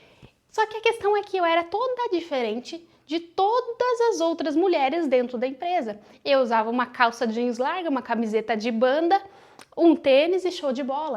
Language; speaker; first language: Portuguese; native; Portuguese